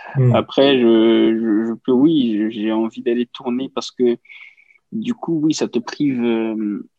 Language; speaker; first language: French; non-native, local second language; Kinyarwanda